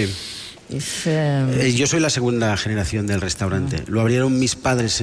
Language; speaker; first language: Spanish; non-native, local second language; Catalan